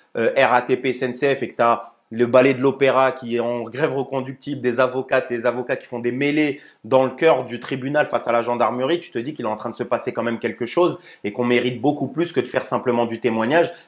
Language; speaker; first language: French; native; French